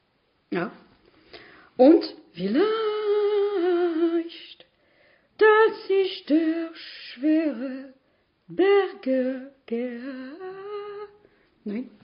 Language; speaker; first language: German; non-native, learner; French